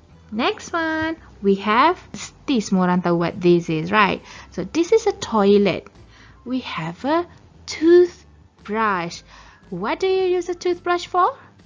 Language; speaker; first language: English; non-native, local second language; Malay